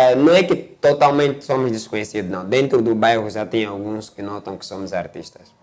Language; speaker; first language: Portuguese; native; Portuguese